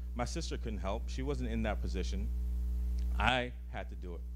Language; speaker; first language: English; native; English